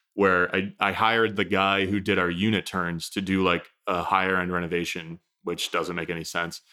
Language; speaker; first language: English; native; English